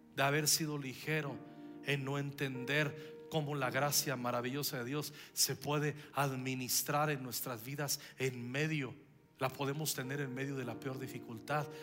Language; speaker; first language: Spanish; native; Spanish